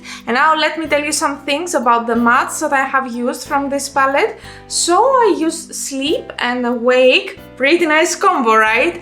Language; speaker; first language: English; non-native, fluent; Greek